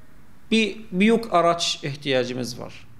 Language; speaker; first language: Turkish; non-native, fluent; Arabic